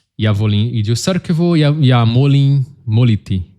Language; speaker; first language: Bosnian; non-native, learner; Portuguese